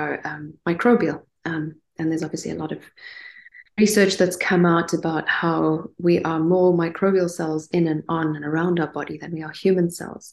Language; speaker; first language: English; native; English